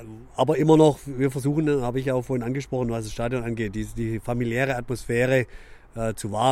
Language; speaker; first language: German; native; German